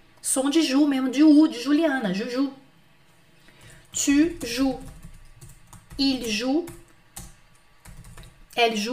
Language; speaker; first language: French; non-native, fluent; Portuguese